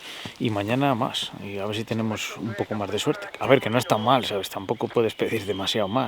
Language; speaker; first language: Spanish; native; Spanish